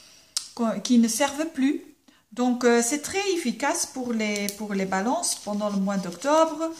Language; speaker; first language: French; non-native, local second language; Dutch